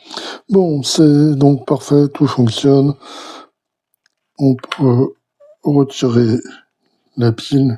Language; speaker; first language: French; native; French